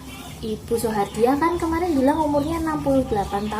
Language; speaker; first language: Indonesian; native; Indonesian